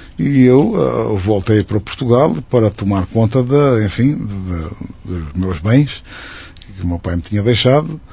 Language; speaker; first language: Portuguese; native; Portuguese